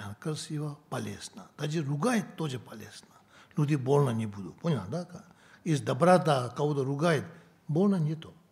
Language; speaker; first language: Russian; non-native, learner; Tibetan